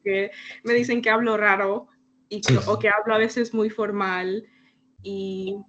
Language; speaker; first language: Spanish; early bilingual, heritage; Spanish